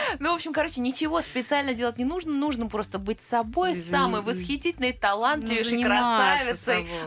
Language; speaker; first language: Russian; native; Russian